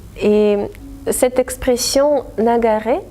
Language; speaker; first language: French; non-native, fluent; Russian